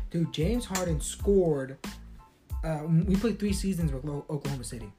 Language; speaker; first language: English; early bilingual, other home language; Spanish